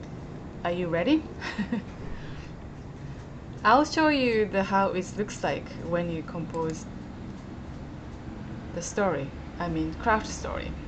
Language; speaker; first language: English; non-native, fluent; Japanese